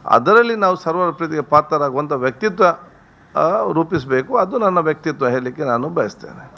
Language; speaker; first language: Kannada; non-native, local second language; Badaga